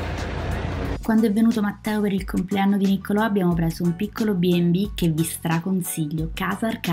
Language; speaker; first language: Italian; native; Italian